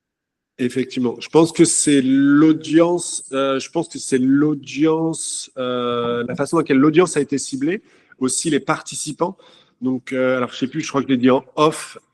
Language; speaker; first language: French; native; French